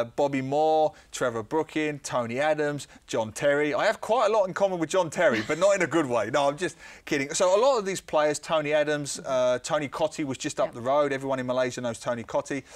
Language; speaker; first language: English; native; English